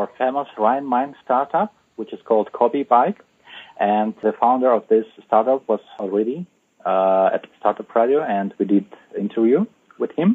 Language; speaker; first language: English; non-native, fluent; Uzbek